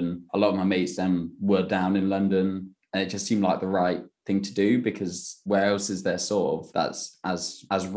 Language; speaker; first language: English; native; English